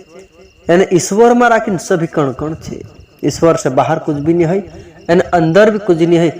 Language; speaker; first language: Hindi; non-native, local second language; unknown